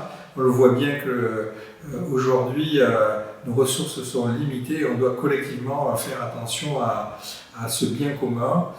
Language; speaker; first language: French; native; French